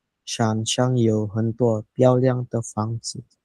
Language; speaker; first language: Chinese; non-native, learner; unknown